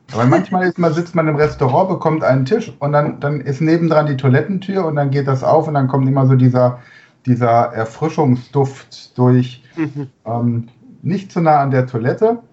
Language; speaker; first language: German; native; German